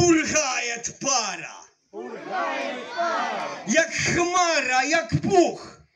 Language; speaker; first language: Ukrainian; non-native, learner; Polish